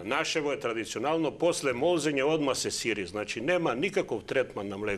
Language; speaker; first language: Macedonian; native; Macedonian